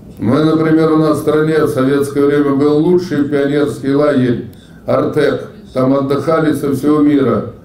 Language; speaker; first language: Russian; native; Russian